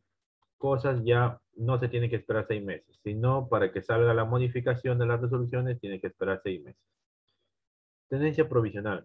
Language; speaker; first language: Spanish; native; Spanish